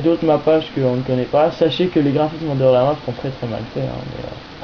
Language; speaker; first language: French; native; French